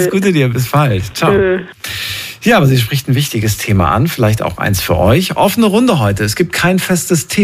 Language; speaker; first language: German; native; German